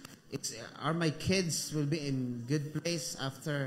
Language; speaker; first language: English; non-native, local second language; Filipino